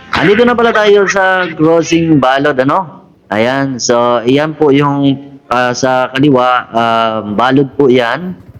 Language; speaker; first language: Filipino; non-native, local second language; Masbatenyo